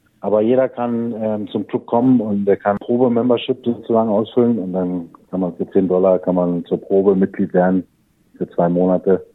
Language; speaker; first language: German; native; German